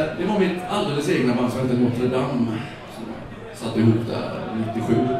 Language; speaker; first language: Swedish; native; Swedish